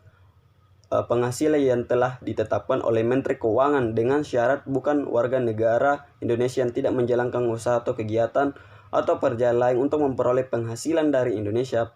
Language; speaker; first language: Indonesian; native; Indonesian